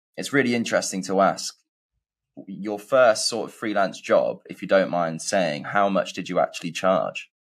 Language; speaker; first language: English; native; English